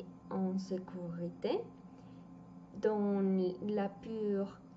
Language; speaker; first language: French; non-native, learner; Spanish